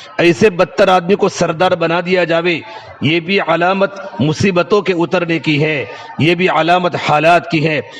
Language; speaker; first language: Urdu; non-native, local second language; Gujarati